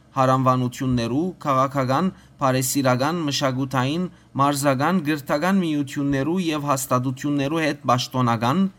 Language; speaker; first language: Armenian; early bilingual, heritage; Armenian